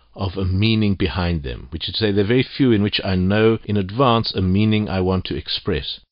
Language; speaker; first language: English; native; English